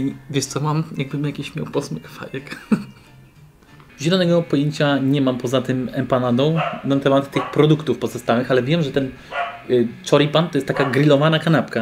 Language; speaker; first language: Polish; native; Polish